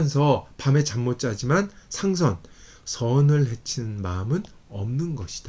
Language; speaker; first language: Korean; native; Korean